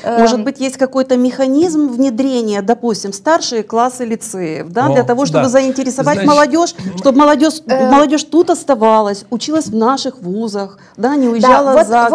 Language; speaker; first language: Russian; native; Russian